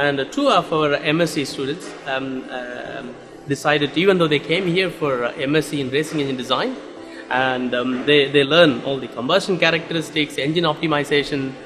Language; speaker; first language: English; non-native, fluent; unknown